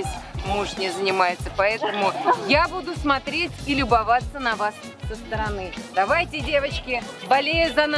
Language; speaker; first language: Russian; native; Russian